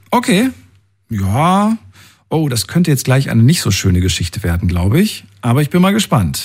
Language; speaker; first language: German; native; German